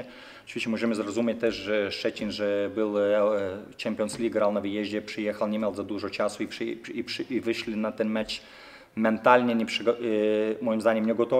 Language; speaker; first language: Polish; non-native, fluent; Lithuanian